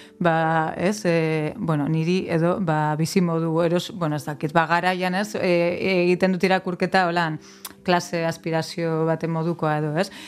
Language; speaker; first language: Basque; native; Basque